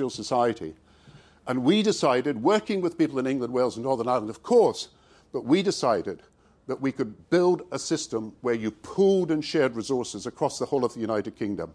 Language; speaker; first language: English; native; English